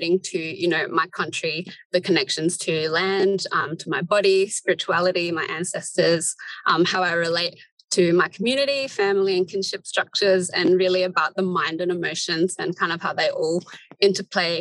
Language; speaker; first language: English; native; English